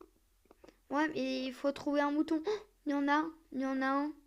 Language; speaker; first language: French; native; French